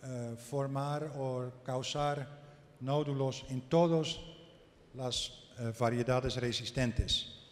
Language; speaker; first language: Spanish; non-native, learner; Dutch